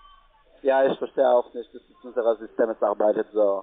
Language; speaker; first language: German; non-native, learner; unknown